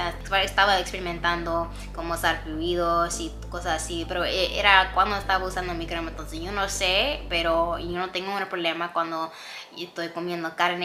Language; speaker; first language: Spanish; non-native, fluent; English